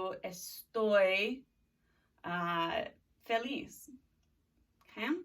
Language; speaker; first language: Spanish; non-native, fluent; English